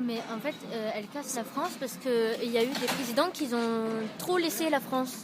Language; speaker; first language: French; native; French